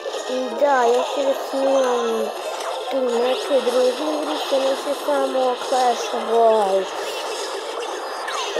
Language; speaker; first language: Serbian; early bilingual, heritage; Serbian